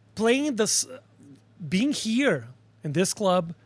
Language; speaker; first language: English; non-native, fluent; Portuguese